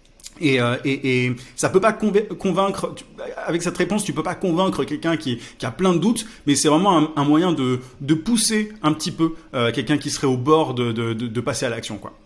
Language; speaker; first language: French; native; French